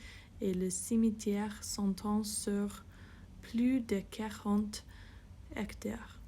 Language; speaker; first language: French; non-native, fluent; English